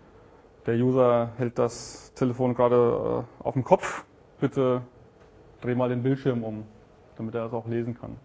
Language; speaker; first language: German; native; German